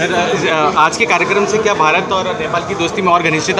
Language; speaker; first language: Hindi; native; Hindi